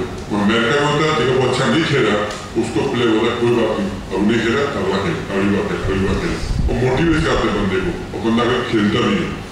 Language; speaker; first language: Hindi; non-native, local second language; Punjabi